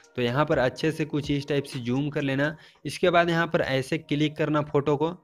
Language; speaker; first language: Hindi; native; Hindi